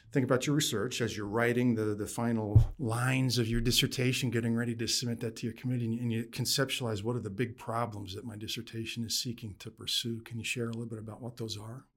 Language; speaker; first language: English; native; English